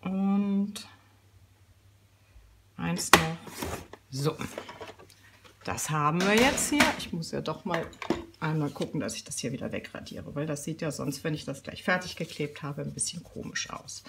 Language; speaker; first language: German; native; German